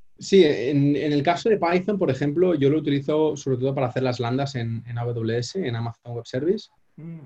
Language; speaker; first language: Spanish; non-native, local second language; Catalan